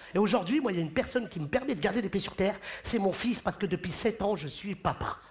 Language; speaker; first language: French; early bilingual, other home language; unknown